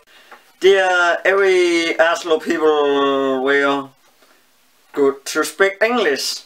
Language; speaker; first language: English; non-native, learner; Danish